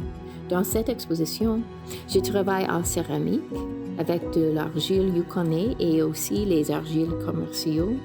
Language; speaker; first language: French; non-native, fluent; English